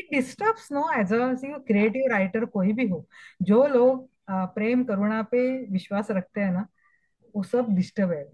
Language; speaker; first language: Hindi; non-native, local second language; Marathi